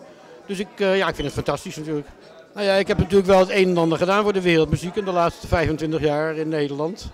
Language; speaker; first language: Dutch; native; Dutch